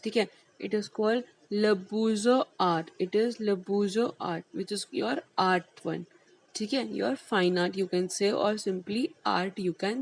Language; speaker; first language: English; non-native, local second language; Hindi